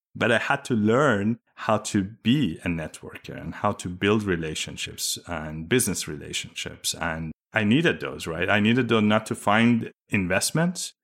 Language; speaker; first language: English; early bilingual, other home language; Persian